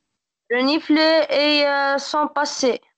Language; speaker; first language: French; non-native, learner; Arabic